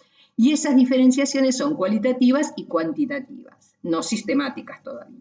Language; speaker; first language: Spanish; native; Spanish